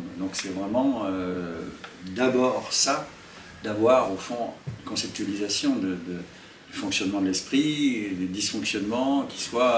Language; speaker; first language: French; native; French